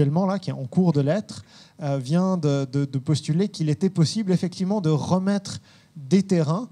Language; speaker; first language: French; native; French